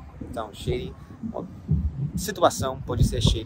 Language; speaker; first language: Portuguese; non-native, fluent; English